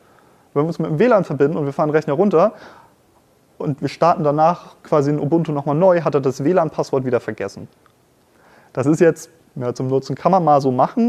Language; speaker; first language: German; native; German